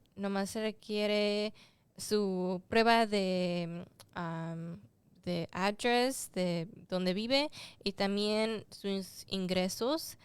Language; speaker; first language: Spanish; early bilingual, heritage; Spanish